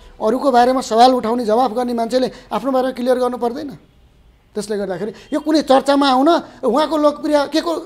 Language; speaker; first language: Nepali; native; Nepali